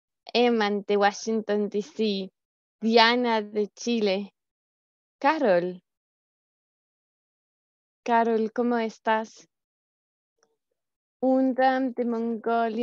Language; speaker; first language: Spanish; native; Spanish